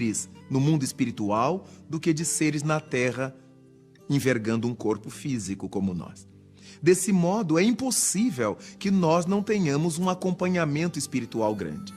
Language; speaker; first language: Portuguese; native; Portuguese